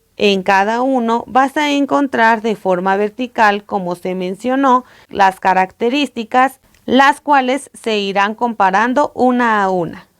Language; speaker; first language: Spanish; native; Spanish